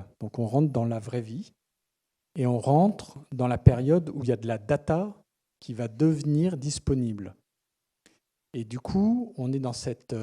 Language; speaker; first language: French; native; French